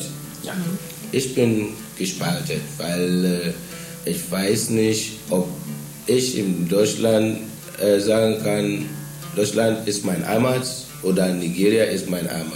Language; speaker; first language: German; non-native, fluent; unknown